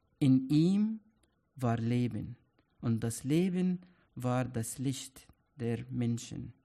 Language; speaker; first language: German; non-native, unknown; Arabic